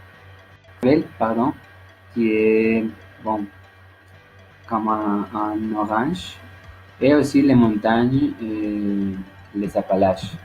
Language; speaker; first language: French; non-native, learner; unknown